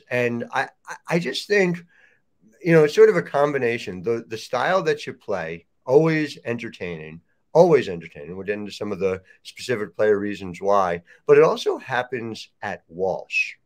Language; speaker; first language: English; native; English